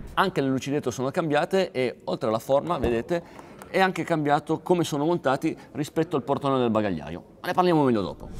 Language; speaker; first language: Italian; native; Italian